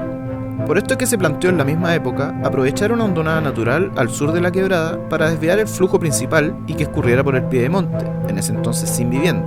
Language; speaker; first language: Spanish; native; Spanish